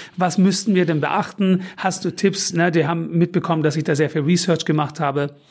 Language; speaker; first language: German; early bilingual, other home language; Turkish